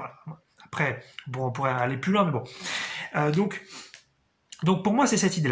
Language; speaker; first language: French; native; French